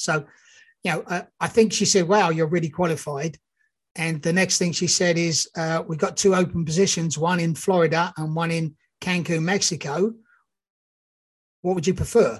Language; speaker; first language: English; native; English